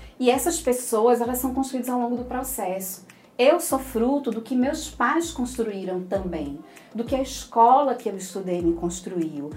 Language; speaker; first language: Portuguese; native; Portuguese